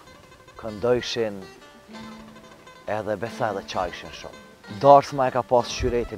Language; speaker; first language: Albanian; native; Albanian